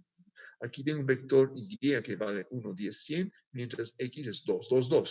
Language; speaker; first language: Spanish; native; Spanish